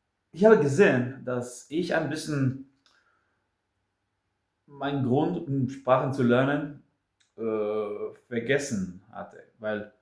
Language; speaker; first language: German; non-native, fluent; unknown